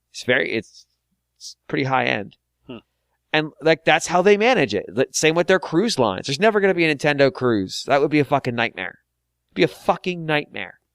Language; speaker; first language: English; native; English